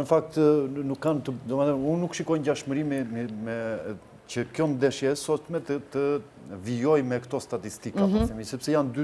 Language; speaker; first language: Albanian; native; Albanian